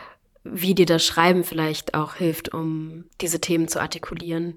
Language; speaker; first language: German; native; German